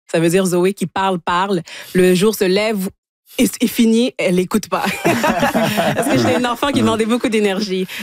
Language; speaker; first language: French; early bilingual, other home language; Lingala